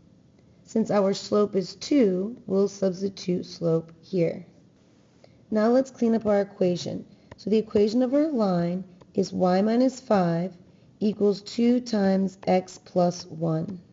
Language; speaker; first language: English; native; English